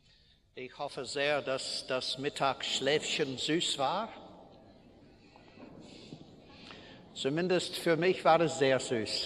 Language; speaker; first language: German; non-native, fluent; English